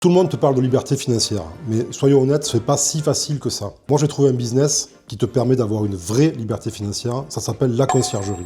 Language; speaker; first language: French; native; French